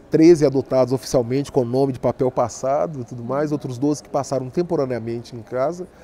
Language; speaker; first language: Portuguese; native; Portuguese